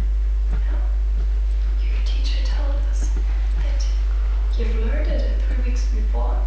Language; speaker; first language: English; non-native, fluent; German